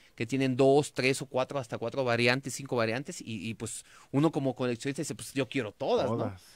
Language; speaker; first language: Spanish; native; Spanish